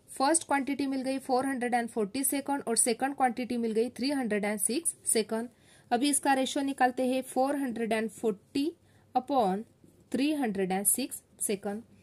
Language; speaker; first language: Hindi; non-native, local second language; Marathi